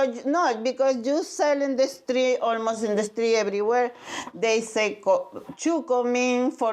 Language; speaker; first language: English; non-native, learner; Spanish